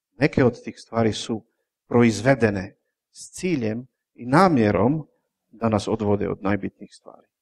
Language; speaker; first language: Croatian; non-native, fluent; Czech